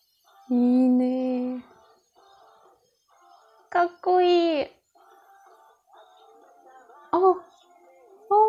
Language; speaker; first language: Japanese; non-native, learner; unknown